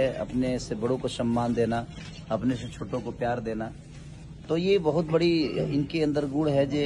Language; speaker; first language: Hindi; non-native, local second language; Bhojpuri